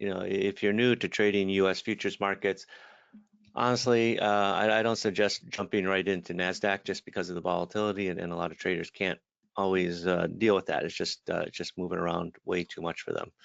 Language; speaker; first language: English; native; English